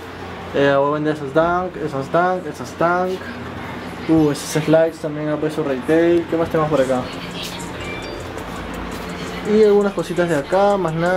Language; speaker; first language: Spanish; native; Spanish